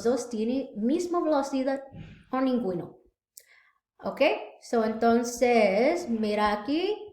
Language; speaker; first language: Spanish; non-native, learner; English